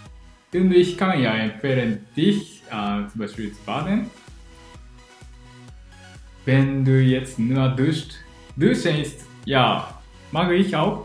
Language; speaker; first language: German; non-native, learner; Japanese